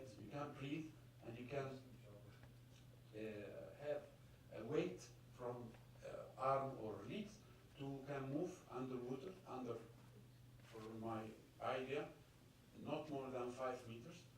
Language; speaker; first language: English; non-native, fluent; Arabic